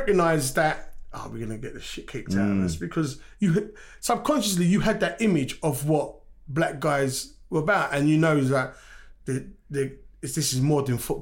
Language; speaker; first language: English; native; English